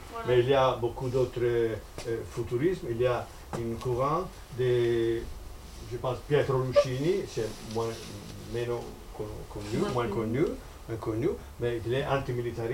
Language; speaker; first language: French; non-native, fluent; Italian